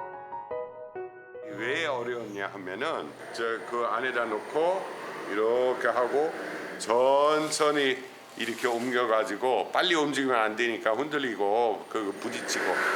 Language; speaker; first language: Korean; non-native, fluent; German